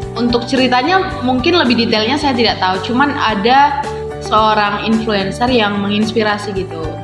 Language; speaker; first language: Indonesian; native; Indonesian